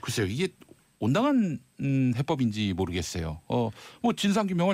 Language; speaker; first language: Korean; native; Korean